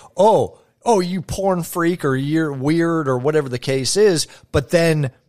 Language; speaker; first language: English; native; English